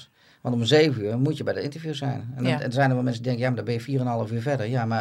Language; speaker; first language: Dutch; native; Dutch